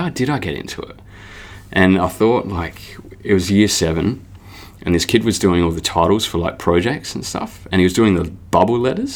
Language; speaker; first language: English; native; English